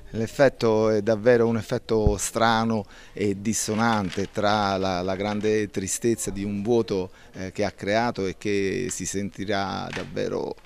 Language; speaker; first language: Italian; native; Italian